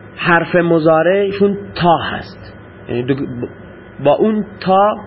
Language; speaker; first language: Persian; non-native, local second language; Baluchi